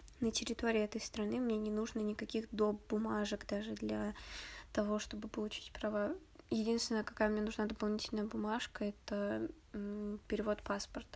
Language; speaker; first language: Russian; native; Russian